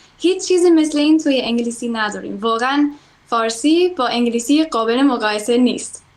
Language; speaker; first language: Persian; non-native, fluent; English